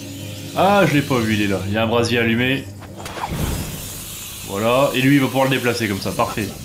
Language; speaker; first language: French; native; French